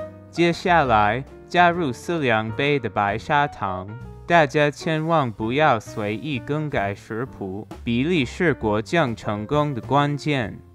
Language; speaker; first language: Chinese; non-native, fluent; English